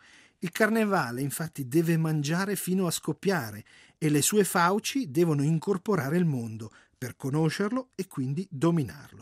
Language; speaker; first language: Italian; native; Italian